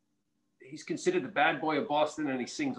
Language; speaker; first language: English; native; English